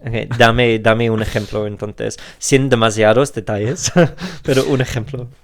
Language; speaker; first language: Spanish; non-native, fluent; English